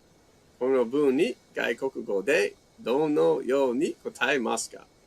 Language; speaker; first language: Japanese; non-native, fluent; English